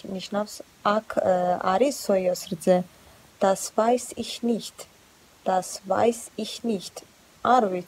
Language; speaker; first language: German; non-native, fluent; Georgian